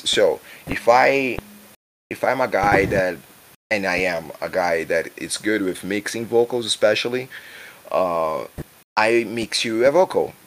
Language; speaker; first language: English; non-native, fluent; Portuguese